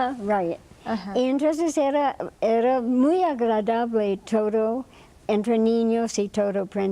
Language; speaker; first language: Spanish; non-native, fluent; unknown